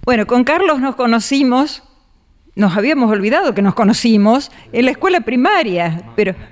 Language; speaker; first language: Spanish; native; Spanish